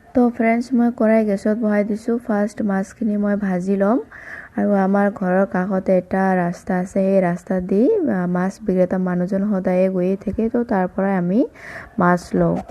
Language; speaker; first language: Assamese; non-native, local second language; Bangla